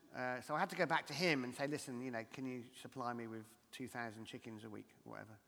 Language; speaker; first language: English; native; English